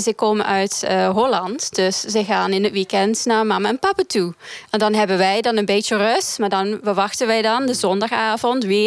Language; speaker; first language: Dutch; non-native, fluent; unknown